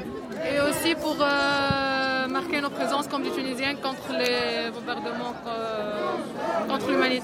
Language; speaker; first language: French; non-native, local second language; Arabic